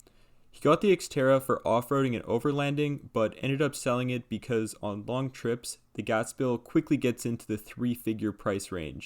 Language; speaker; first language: English; native; English